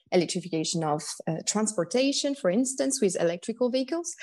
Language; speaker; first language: English; non-native, fluent; French